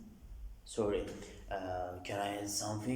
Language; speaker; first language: English; non-native, learner; Turkish